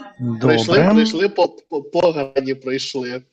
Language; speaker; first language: Ukrainian; non-native, fluent; Russian